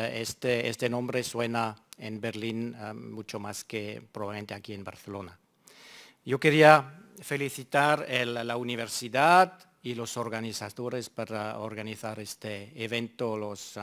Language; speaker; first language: Spanish; non-native, fluent; German